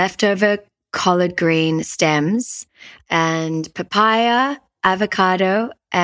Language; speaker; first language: English; native; English